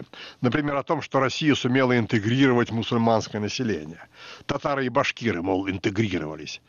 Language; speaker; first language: Russian; native; Russian